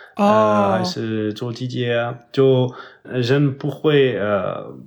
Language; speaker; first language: Chinese; non-native, learner; French